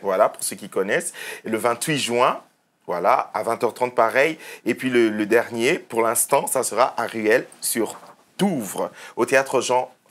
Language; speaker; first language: French; native; French